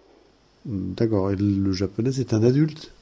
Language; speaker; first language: French; native; French